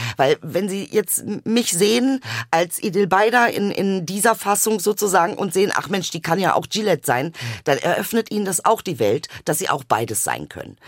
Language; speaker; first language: German; early bilingual, other home language; Turkish